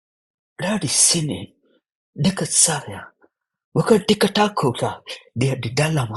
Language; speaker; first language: Indonesian; non-native, fluent; Hindi